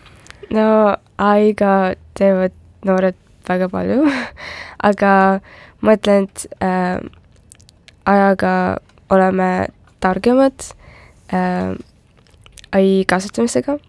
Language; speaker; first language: Estonian; non-native, local second language; Russian